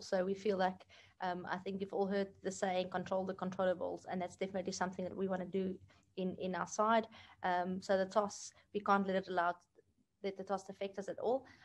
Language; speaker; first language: English; non-native, local second language; Afrikaans